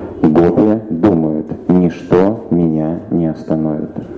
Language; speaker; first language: Russian; native; Russian